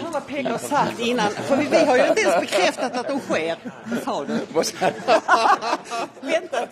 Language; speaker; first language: Swedish; native; Swedish